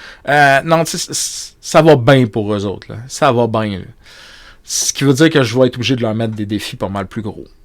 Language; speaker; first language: French; native; French